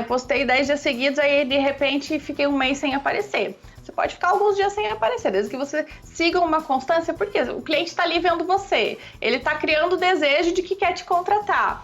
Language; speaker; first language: Portuguese; native; Portuguese